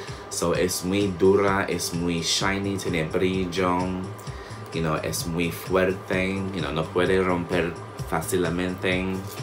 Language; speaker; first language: Spanish; non-native, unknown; English